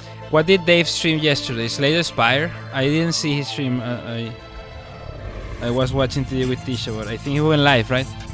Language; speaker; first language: English; early bilingual, other home language; Spanish